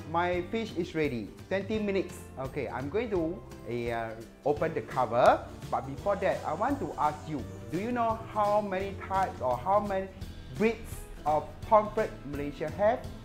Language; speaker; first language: English; non-native, local second language; Chinese